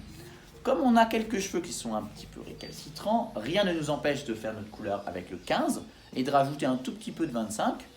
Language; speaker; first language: French; native; French